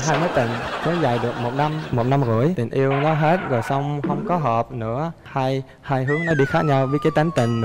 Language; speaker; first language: Vietnamese; early bilingual, heritage; Vietnamese